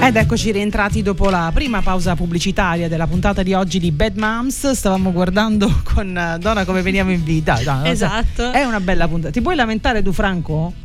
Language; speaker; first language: Italian; native; Italian